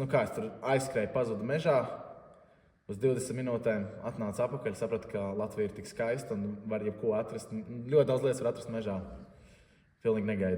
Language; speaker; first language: Latvian; native; Latvian